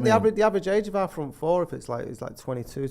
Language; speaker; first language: English; native; English